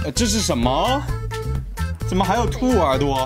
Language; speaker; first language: Chinese; native; Chinese